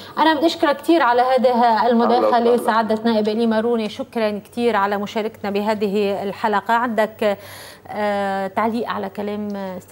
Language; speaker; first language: Arabic; native; Arabic